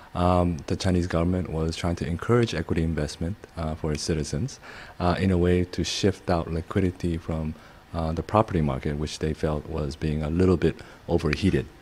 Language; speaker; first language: English; non-native, fluent; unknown